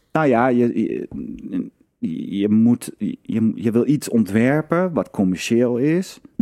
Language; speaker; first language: Dutch; non-native, fluent; Danish